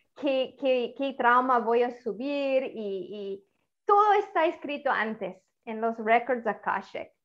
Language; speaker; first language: Spanish; non-native, fluent; Italian